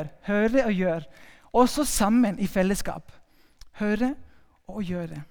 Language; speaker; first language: Norwegian; non-native, fluent; Spanish